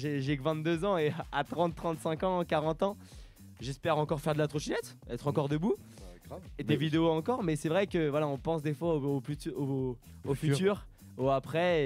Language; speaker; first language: French; native; French